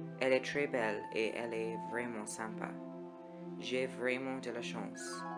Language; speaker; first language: French; non-native, learner; English